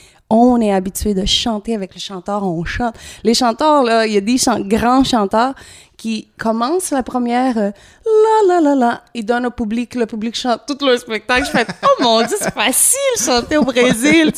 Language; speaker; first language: French; non-native, fluent; Portuguese